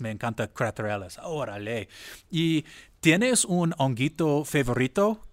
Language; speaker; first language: Spanish; non-native, learner; English